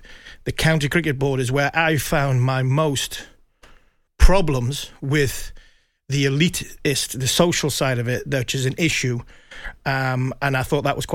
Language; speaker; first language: English; native; English